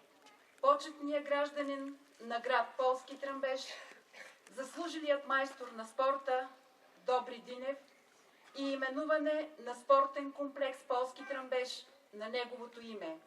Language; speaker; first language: Bulgarian; native; Bulgarian